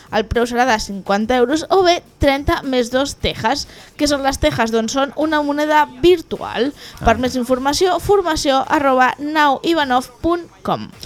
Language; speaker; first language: Catalan; native; Catalan